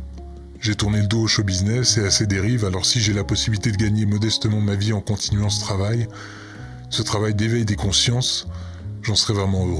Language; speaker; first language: French; native; French